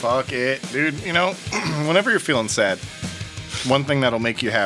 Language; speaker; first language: English; native; English